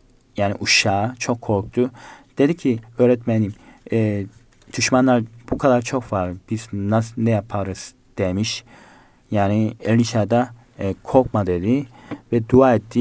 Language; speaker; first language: Turkish; non-native, fluent; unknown